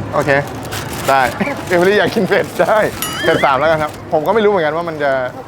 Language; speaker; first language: Thai; native; Thai